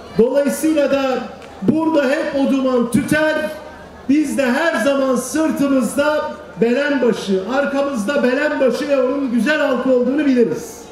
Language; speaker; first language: Turkish; native; Turkish